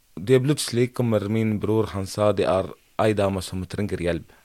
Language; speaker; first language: Norwegian; non-native, fluent; Arabic